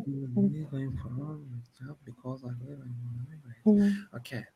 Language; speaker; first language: English; non-native, learner; Turkish